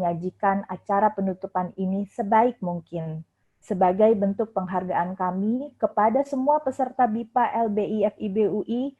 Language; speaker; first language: Indonesian; native; Indonesian